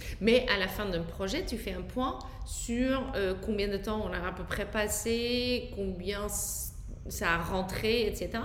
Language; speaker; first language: French; non-native, fluent; Dutch